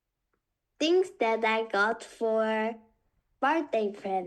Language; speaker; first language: English; non-native, learner; Korean